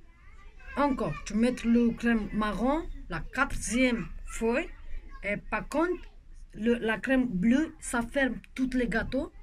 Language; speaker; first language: French; non-native, local second language; Romanian